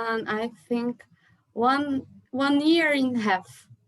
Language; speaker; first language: English; non-native, learner; Portuguese